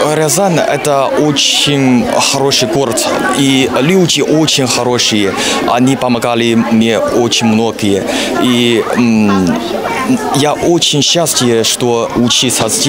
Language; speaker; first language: Russian; non-native, learner; Chinese